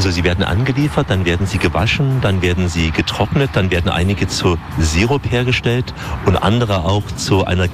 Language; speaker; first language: German; native; German